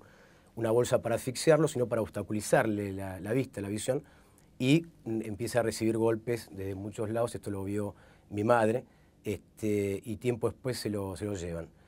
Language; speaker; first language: Spanish; native; Spanish